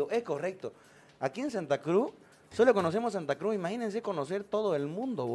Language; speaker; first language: Spanish; native; Spanish